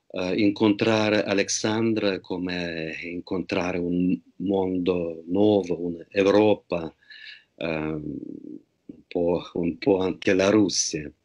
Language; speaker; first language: Italian; non-native, fluent; Russian